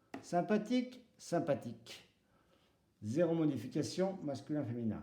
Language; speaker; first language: French; non-native, fluent; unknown